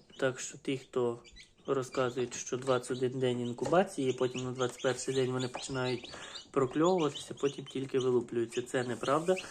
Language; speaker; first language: Ukrainian; non-native, local second language; Russian